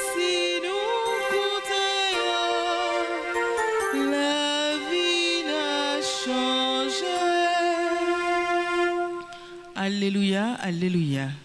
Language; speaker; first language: French; non-native, local second language; Haitian Creole